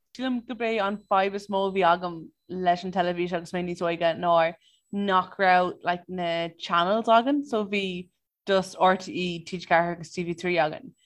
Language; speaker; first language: Irish; non-native, local second language; English